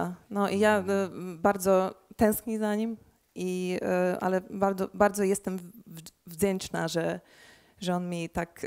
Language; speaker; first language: Polish; early bilingual, heritage; Polish